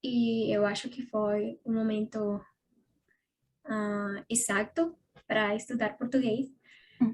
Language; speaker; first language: Portuguese; non-native, learner; Spanish